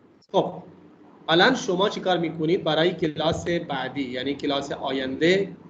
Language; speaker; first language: Persian; non-native, fluent; Urdu